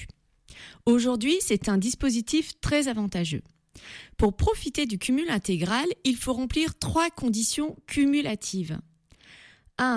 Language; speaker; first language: French; native; French